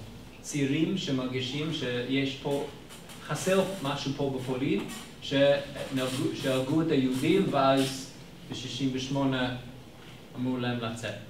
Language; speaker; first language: Hebrew; non-native, fluent; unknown